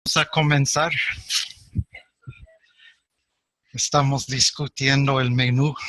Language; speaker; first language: Spanish; non-native, fluent; English